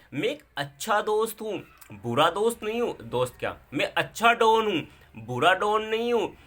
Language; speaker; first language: Hindi; native; Hindi